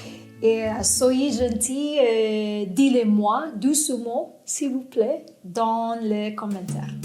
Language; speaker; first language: French; non-native, fluent; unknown